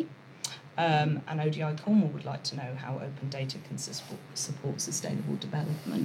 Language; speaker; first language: English; native; English